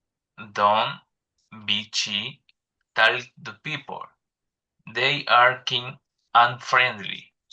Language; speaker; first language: English; non-native, learner; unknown